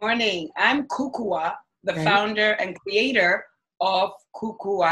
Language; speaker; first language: English; non-native, local second language; Akan